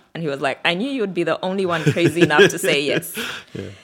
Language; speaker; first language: English; non-native, local second language; Bemba